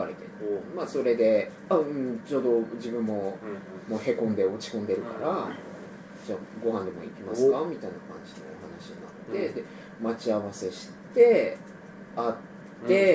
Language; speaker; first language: Japanese; native; Japanese